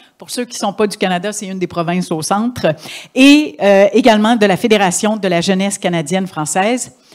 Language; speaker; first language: French; native; French